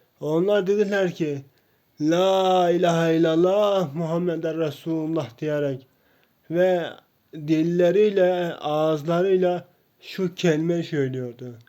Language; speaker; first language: Turkish; non-native, local second language; Kurdish